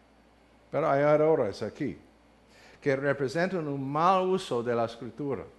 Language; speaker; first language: Spanish; non-native, learner; English